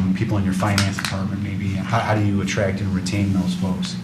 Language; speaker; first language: English; native; English